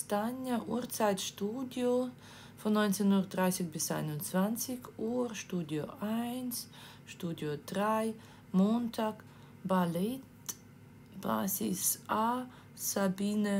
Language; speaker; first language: German; non-native, fluent; Ukrainian